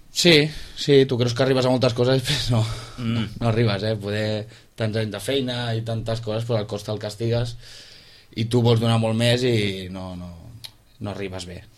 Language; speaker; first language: Catalan; native; Catalan